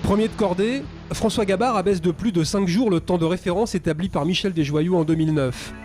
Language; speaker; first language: French; native; French